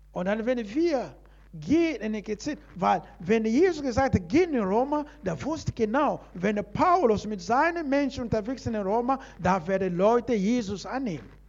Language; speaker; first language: German; non-native, learner; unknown